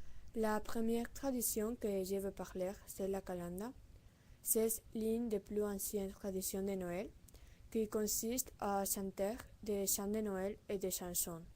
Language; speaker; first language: French; non-native, learner; Spanish